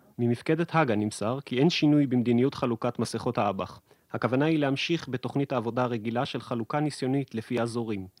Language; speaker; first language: Hebrew; native; Hebrew